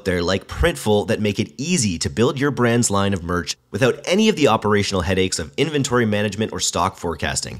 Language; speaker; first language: English; native; English